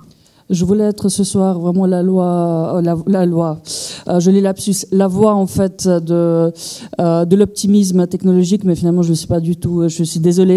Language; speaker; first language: French; native; French